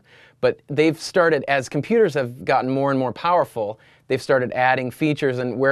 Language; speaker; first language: English; native; English